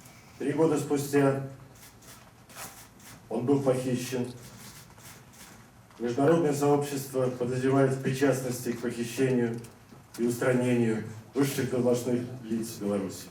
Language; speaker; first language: Russian; native; Russian